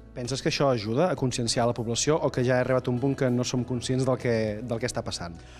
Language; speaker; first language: Catalan; native; Catalan